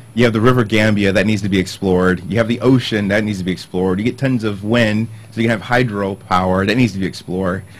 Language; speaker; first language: English; native; English